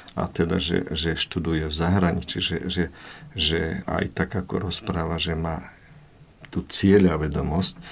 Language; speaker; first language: Slovak; native; Slovak